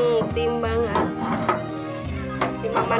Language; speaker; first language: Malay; non-native, local second language; Sundanese